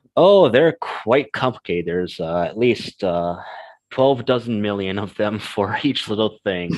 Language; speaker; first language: English; native; English